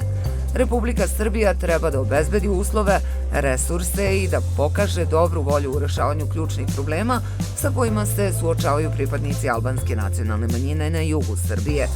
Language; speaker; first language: Serbian; native; Serbian